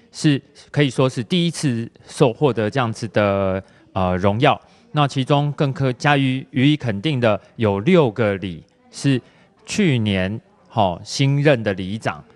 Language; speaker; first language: Chinese; native; Chinese